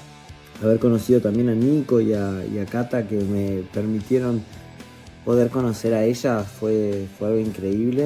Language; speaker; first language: Spanish; native; Spanish